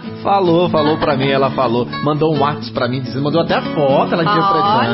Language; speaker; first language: Portuguese; native; Portuguese